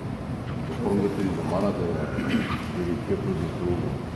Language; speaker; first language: Korean; native; Korean